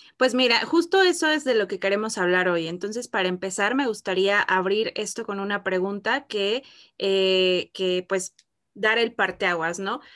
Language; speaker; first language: Spanish; native; Spanish